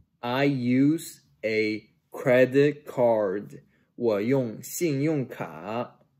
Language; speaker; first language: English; non-native, fluent; Chinese